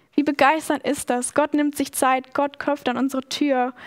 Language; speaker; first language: German; native; German